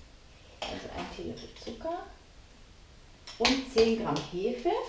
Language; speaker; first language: German; native; German